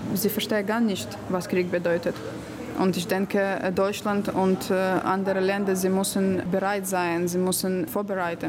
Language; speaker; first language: German; non-native, learner; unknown